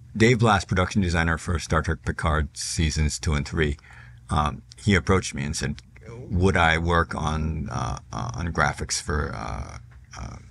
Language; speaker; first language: English; native; English